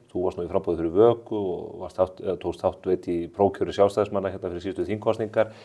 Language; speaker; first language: Icelandic; native; Icelandic